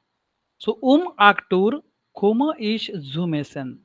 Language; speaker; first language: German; non-native, learner; Marathi